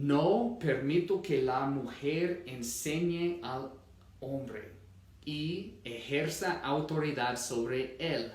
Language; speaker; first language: Spanish; non-native, fluent; English